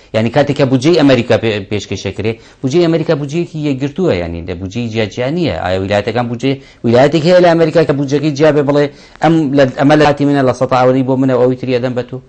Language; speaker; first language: Central Kurdish; non-native, local second language; Kurdish